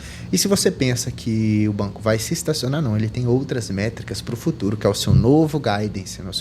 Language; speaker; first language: Portuguese; native; Portuguese